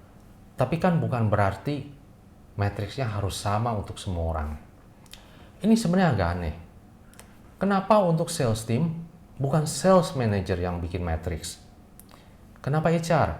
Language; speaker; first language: Indonesian; native; Indonesian